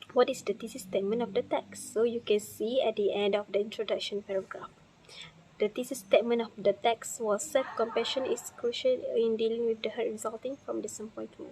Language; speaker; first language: English; non-native, fluent; Malay